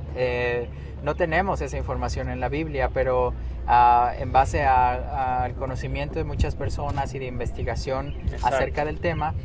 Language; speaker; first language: Spanish; native; Spanish